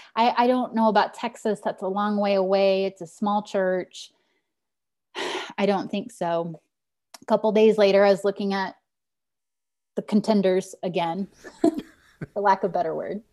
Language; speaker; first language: English; native; English